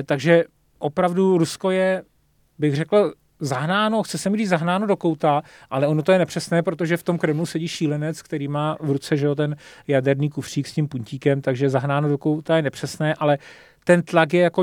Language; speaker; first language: Czech; native; Czech